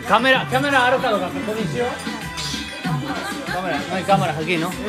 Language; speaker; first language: Spanish; native; Spanish